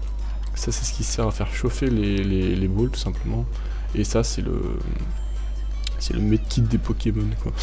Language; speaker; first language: French; native; French